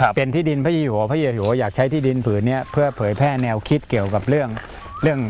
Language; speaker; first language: Thai; native; Thai